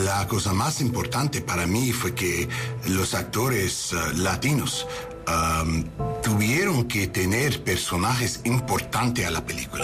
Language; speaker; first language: Spanish; non-native, learner; English